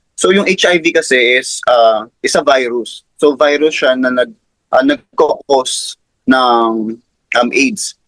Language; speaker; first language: Filipino; native; Filipino